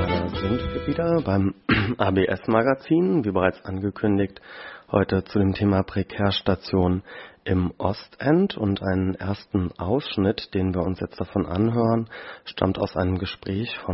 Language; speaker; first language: German; native; German